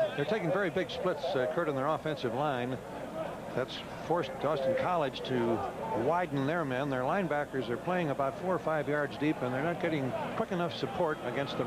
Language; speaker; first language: English; native; English